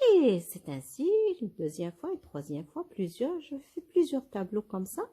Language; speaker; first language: French; non-native, local second language; Arabic